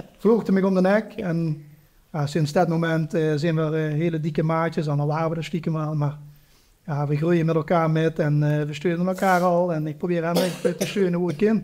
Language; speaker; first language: Dutch; native; Dutch